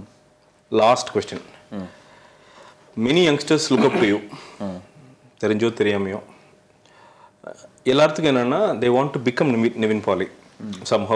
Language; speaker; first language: Tamil; native; Tamil